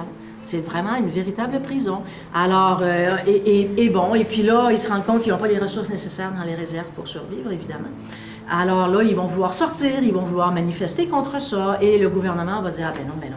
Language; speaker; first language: French; native; French